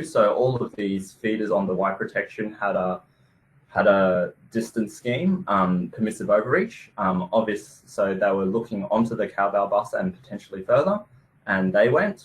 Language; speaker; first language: English; native; English